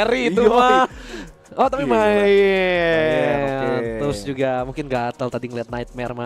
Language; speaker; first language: Indonesian; native; Indonesian